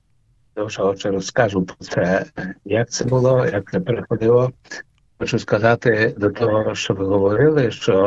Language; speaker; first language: Polish; non-native, local second language; Ukrainian